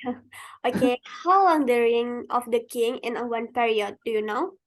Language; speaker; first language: English; non-native, learner; Indonesian